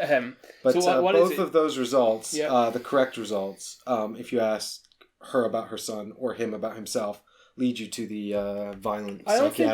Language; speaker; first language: English; native; English